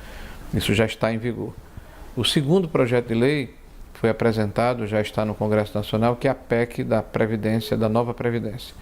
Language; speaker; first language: Portuguese; native; Portuguese